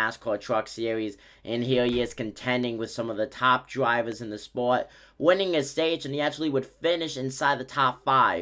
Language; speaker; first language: English; native; English